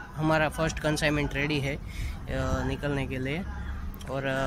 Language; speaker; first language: Hindi; non-native, local second language; Gujarati